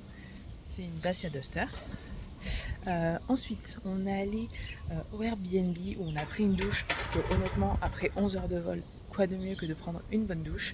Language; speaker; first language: French; native; French